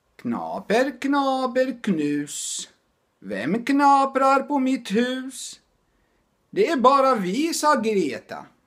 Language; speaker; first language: Swedish; non-native, fluent; Arabic